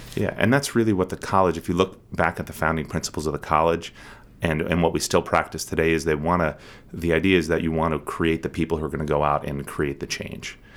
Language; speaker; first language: English; native; English